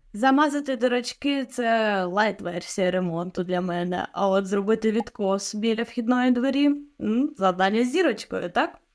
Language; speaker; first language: Ukrainian; non-native, local second language; Russian